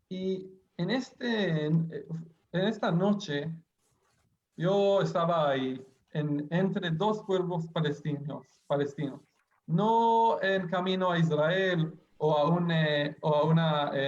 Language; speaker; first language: Spanish; non-native, fluent; Hebrew